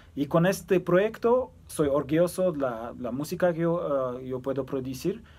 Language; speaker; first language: Spanish; early bilingual, other home language; Turkish